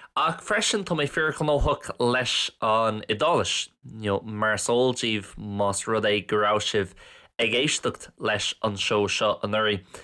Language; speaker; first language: Irish; non-native, local second language; English